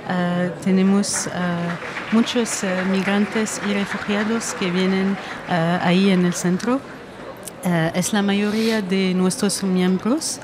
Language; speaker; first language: Spanish; non-native, fluent; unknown